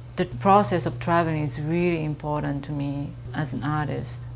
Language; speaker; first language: English; non-native, fluent; Japanese